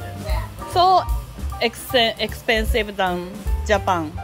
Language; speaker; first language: English; non-native, learner; Thai